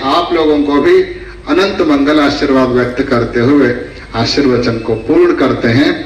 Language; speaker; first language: Hindi; non-native, local second language; Kannada